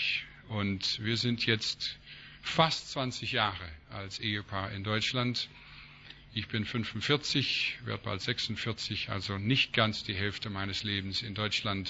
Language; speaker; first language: German; non-native, fluent; English